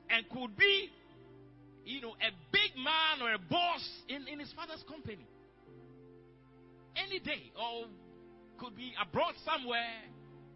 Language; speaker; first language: English; non-native, local second language; Akan